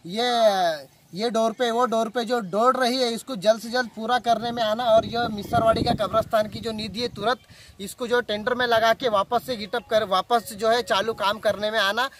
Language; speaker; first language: Hindi; non-native, local second language; Urdu